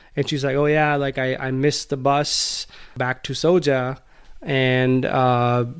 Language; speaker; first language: English; non-native, local second language; Gujarati